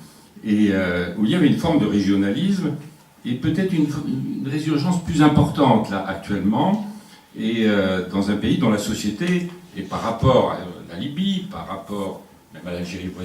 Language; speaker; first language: French; native; French